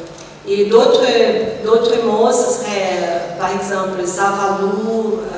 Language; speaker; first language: French; non-native, fluent; Portuguese